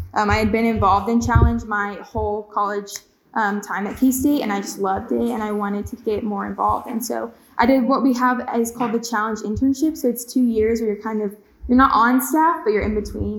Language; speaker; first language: English; native; English